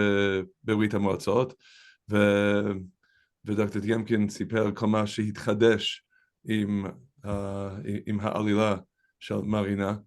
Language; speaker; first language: Hebrew; non-native, fluent; English